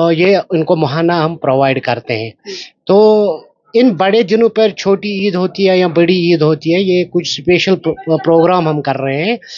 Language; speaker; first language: Hindi; non-native, local second language; Kashmiri